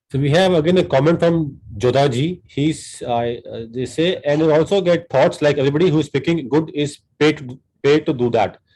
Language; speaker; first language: English; non-native, local second language; Hindi